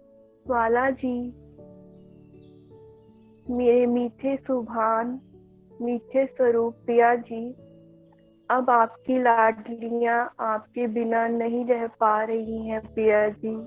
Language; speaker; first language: Hindi; native; Hindi